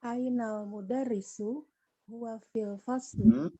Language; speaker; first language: Arabic; non-native, learner; Indonesian